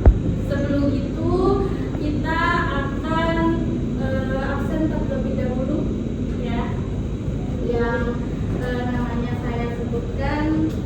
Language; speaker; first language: Indonesian; native; Indonesian